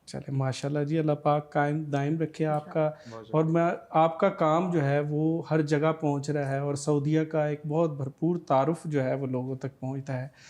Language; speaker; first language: Urdu; native; Urdu